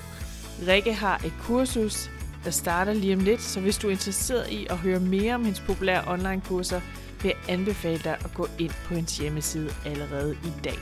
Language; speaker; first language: Danish; native; Danish